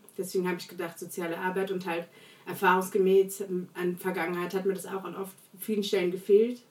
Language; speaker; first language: German; early bilingual, other home language; Portuguese